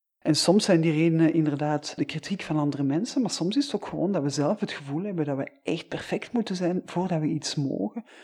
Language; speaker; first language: Dutch; native; Dutch